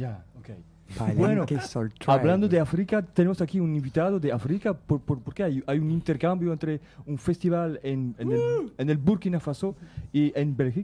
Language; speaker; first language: Spanish; non-native, learner; French